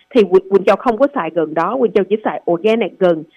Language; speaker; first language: Vietnamese; native; Vietnamese